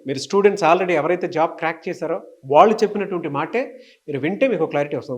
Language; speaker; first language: Telugu; native; Telugu